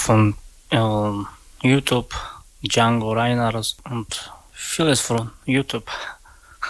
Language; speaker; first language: German; non-native, learner; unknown